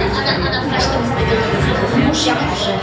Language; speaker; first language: Russian; non-native, local second language; Uzbek